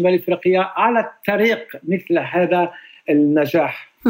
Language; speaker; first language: Arabic; non-native, fluent; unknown